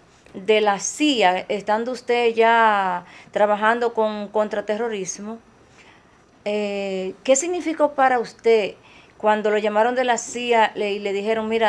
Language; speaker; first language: Spanish; native; Spanish